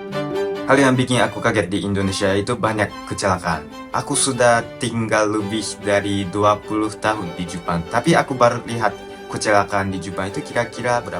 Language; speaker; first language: Indonesian; non-native, fluent; Japanese